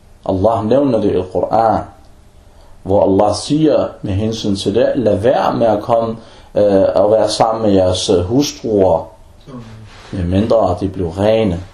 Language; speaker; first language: Danish; non-native, fluent; Arabic